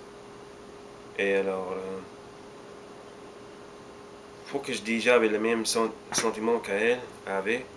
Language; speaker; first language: French; early bilingual, heritage; French